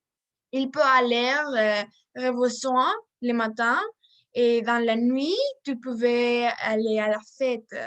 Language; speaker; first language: French; non-native, learner; Spanish